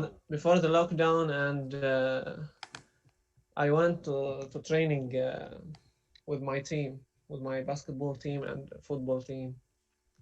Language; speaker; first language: English; non-native, learner; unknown